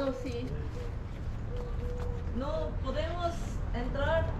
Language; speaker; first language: Spanish; non-native, learner; Korean